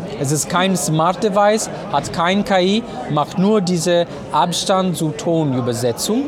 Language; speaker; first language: German; non-native, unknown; Italian